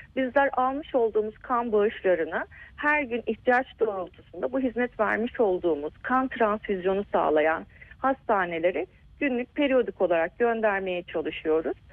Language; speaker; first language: Turkish; native; Turkish